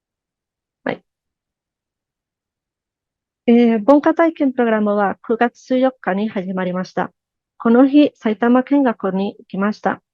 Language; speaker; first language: Japanese; non-native, learner; Spanish